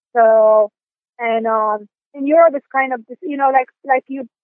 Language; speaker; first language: English; non-native, fluent; Polish